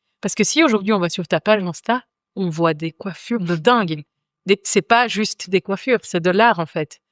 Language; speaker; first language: French; native; French